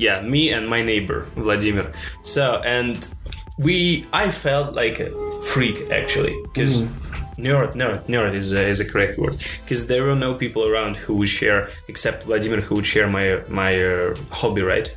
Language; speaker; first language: English; non-native, fluent; Russian